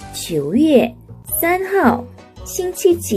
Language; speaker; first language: Chinese; non-native, fluent; Korean